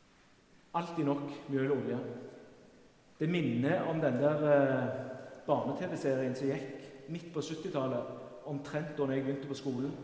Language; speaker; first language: Norwegian; native; Norwegian